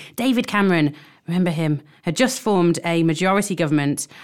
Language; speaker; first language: English; native; English